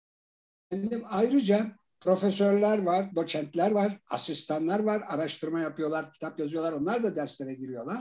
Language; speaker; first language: Turkish; native; Turkish